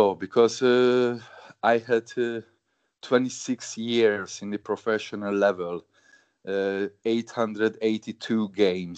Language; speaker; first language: English; non-native, learner; Hungarian